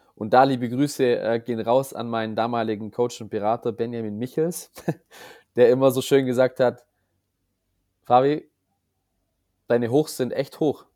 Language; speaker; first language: German; native; German